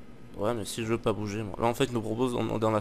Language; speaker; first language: French; native; French